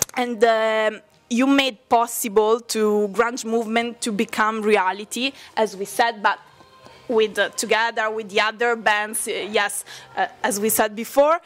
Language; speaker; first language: English; non-native, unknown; Italian